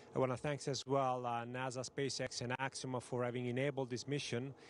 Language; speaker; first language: English; non-native, fluent; Italian